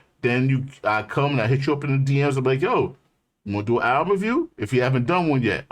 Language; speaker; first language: English; native; English